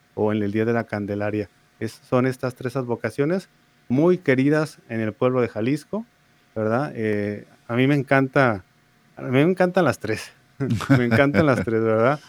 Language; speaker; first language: Spanish; native; Spanish